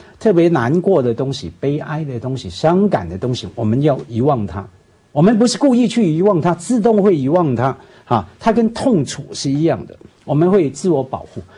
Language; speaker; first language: Chinese; non-native, local second language; Cantonese